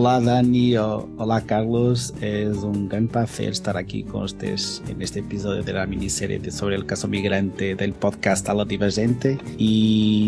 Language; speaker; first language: Spanish; non-native, learner; Portuguese